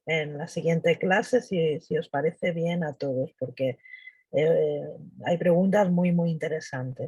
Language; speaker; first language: Spanish; native; Spanish